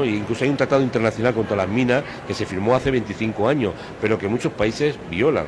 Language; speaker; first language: Spanish; native; Spanish